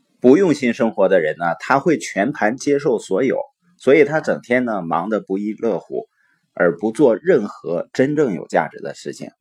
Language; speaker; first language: Chinese; native; Chinese